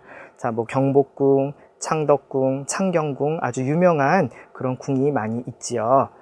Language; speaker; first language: Korean; native; Korean